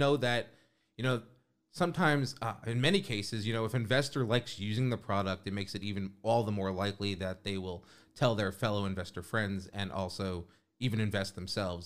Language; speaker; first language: English; native; English